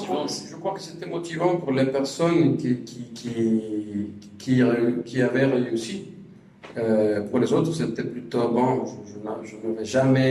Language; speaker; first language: French; non-native, fluent; Spanish